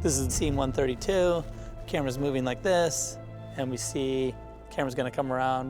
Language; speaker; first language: English; native; English